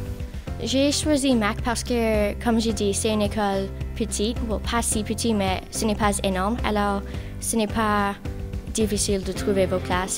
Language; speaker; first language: French; non-native, local second language; English